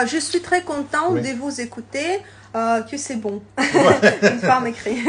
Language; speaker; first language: French; non-native, learner; Russian